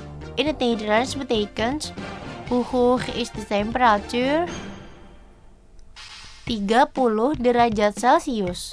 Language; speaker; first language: Dutch; non-native, learner; Indonesian